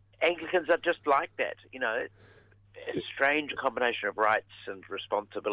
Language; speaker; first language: English; native; English